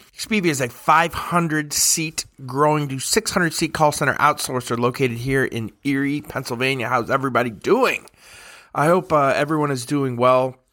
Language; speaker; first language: English; native; English